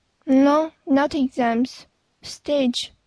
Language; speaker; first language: English; non-native, learner; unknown